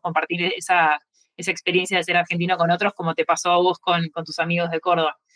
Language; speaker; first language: Spanish; native; Spanish